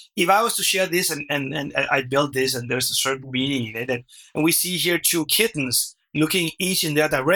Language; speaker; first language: English; non-native, fluent; Danish